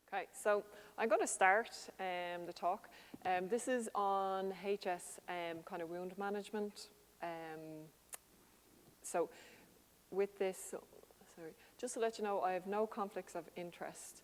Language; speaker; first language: English; native; English